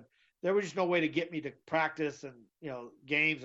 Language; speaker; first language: English; native; English